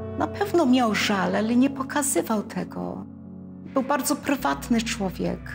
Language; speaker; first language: Polish; early bilingual, heritage; Polish